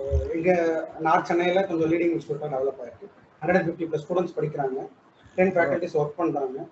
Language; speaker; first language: Tamil; native; Tamil